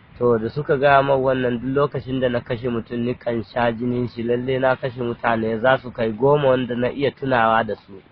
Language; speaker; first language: Hausa; non-native, local second language; Fula